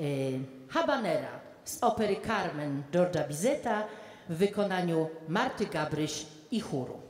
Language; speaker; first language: Polish; native; Polish